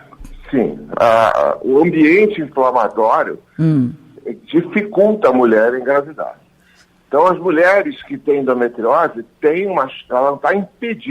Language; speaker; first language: Portuguese; native; Portuguese